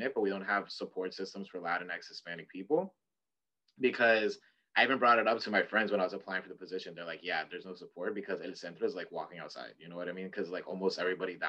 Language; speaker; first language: English; native; English